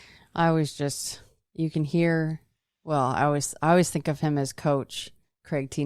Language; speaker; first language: English; native; English